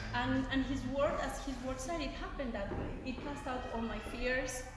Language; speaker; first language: English; non-native, fluent; Spanish